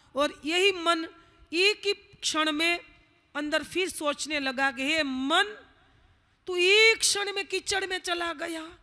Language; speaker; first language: Hindi; non-native, local second language; Gujarati